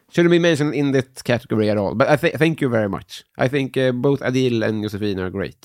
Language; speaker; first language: English; non-native, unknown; Swedish